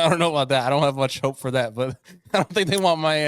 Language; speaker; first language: English; native; English